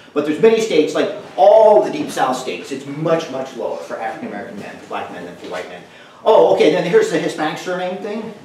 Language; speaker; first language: English; native; English